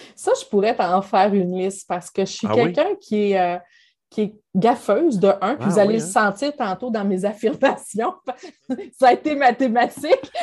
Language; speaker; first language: French; native; French